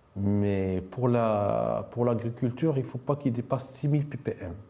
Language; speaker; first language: French; non-native, local second language; Arabic